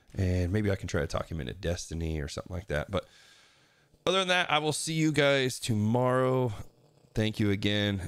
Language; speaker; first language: English; native; English